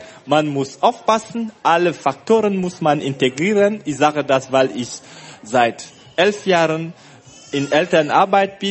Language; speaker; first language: German; non-native, fluent; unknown